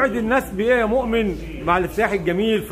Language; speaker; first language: Arabic; native; Arabic